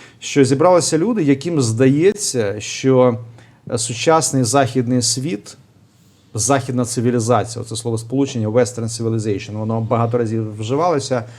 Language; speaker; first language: Ukrainian; native; Ukrainian